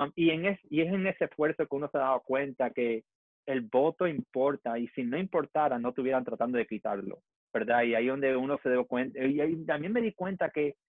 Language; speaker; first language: Spanish; early bilingual, heritage; Spanish